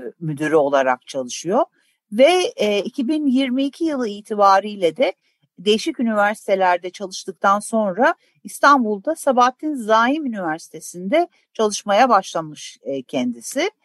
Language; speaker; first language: Turkish; native; Turkish